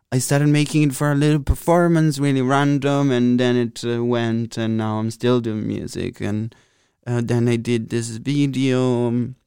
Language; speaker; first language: English; non-native, fluent; Italian